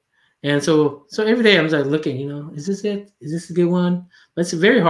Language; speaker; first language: English; non-native, fluent; Lao